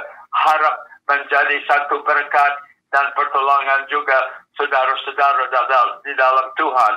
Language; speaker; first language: Indonesian; non-native, fluent; English